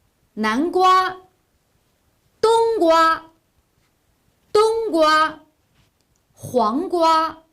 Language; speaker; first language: Chinese; non-native, local second language; Uyghur